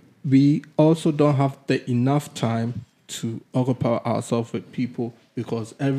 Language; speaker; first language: English; non-native, local second language; Akan